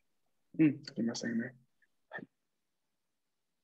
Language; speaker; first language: Japanese; non-native, fluent; Spanish